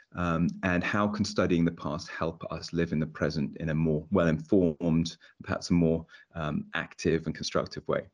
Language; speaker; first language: English; native; English